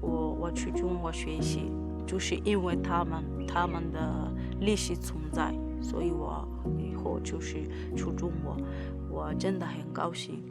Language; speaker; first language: Chinese; non-native, fluent; Swahili